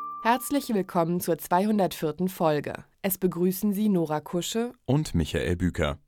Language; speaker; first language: German; native; German